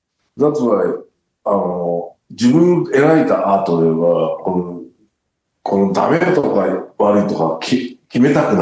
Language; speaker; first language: Japanese; native; Japanese